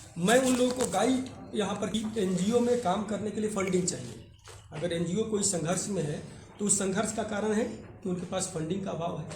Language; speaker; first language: Hindi; native; Hindi